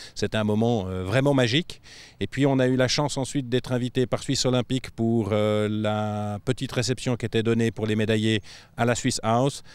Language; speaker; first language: French; native; French